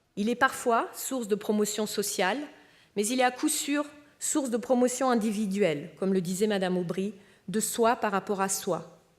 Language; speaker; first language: French; early bilingual, other home language; Romanian